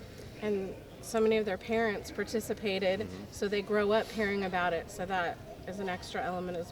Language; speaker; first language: English; native; English